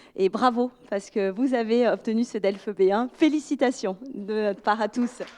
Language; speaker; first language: French; native; French